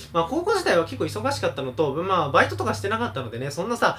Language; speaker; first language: Japanese; native; Japanese